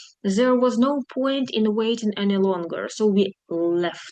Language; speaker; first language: English; non-native, fluent; Ukrainian